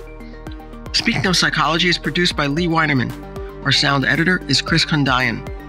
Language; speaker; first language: English; native; English